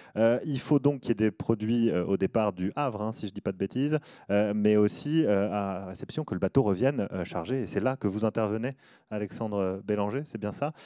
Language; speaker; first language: French; native; French